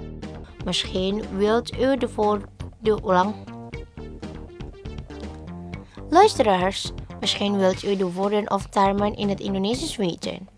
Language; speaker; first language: Dutch; non-native, learner; Indonesian